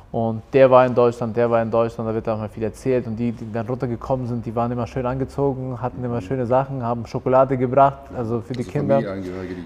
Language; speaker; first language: German; early bilingual, other home language; Albanian